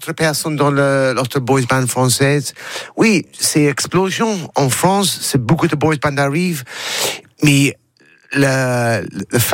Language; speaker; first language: French; non-native, learner; English